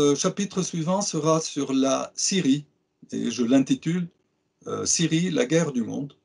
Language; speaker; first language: French; non-native, local second language; Arabic